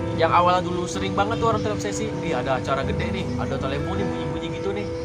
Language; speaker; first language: Indonesian; native; Indonesian